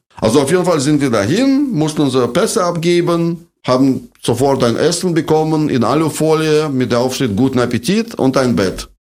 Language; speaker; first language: German; non-native, fluent; Russian